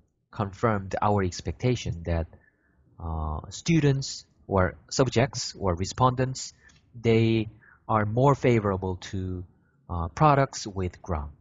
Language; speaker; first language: English; non-native, learner; Korean